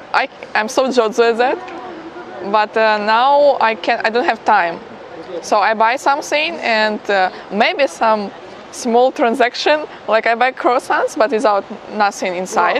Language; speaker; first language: English; non-native, fluent; Ukrainian